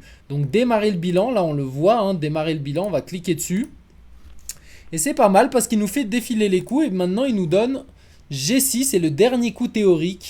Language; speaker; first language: French; native; French